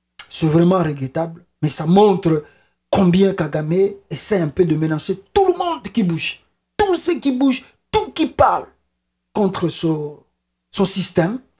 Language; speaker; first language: French; non-native, local second language; Lingala